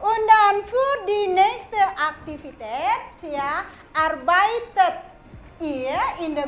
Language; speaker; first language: German; non-native, fluent; Indonesian